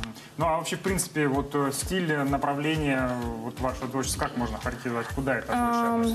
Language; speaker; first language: Russian; native; Russian